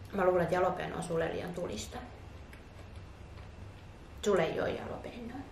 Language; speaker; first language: Finnish; native; Finnish